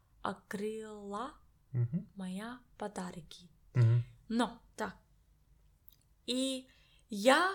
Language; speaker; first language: Russian; non-native, learner; English